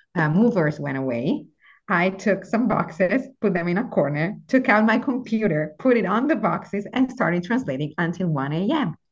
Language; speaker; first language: English; non-native, fluent; Italian